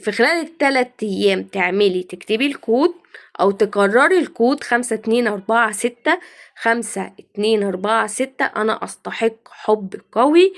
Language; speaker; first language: Arabic; native; Arabic